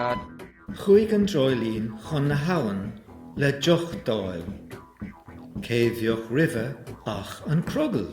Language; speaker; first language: Irish; native; Irish